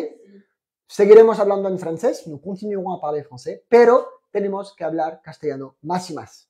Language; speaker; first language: Spanish; non-native, fluent; French